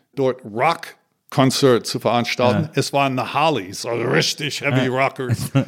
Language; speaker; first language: German; non-native, fluent; English